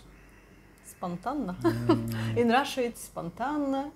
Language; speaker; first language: English; non-native, learner; Russian